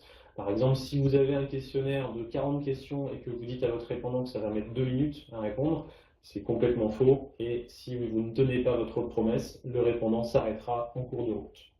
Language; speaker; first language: French; native; French